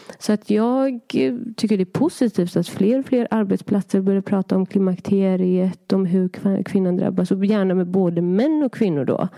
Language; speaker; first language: Swedish; early bilingual, other home language; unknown